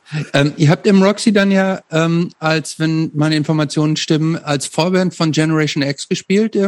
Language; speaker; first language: German; native; German